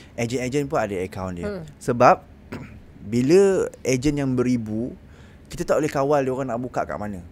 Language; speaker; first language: Malay; native; Malay